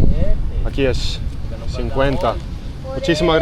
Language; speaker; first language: Spanish; non-native, learner; English